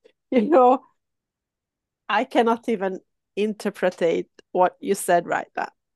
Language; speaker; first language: English; non-native, fluent; Swedish